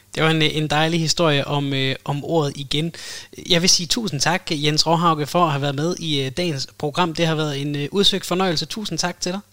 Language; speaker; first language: Danish; native; Danish